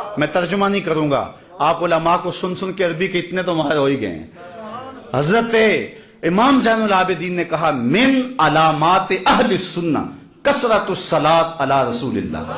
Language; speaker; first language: Urdu; non-native, local second language; Punjabi